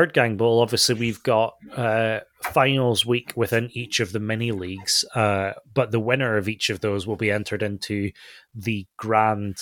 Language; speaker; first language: English; native; English